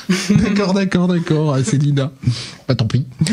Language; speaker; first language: French; native; French